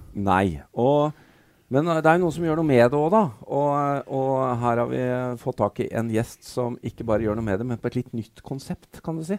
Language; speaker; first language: Norwegian; native; Norwegian